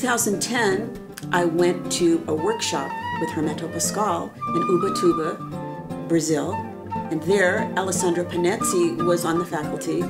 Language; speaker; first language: English; native; English